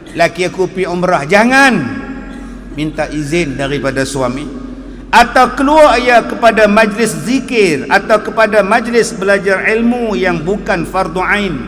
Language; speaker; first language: Malay; native; Malay